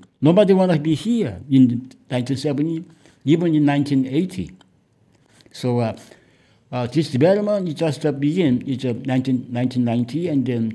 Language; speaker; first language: English; non-native, learner; Korean